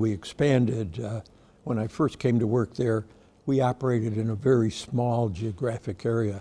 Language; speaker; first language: English; native; English